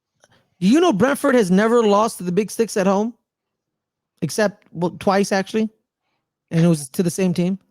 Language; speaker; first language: English; native; English